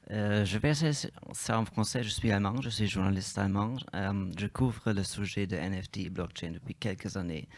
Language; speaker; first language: French; non-native, fluent; German